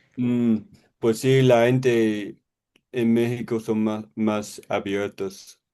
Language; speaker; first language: Spanish; non-native, learner; English